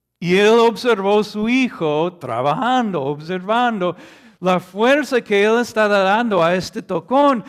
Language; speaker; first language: Spanish; non-native, fluent; English